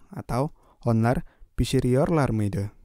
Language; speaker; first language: Turkish; non-native, fluent; Indonesian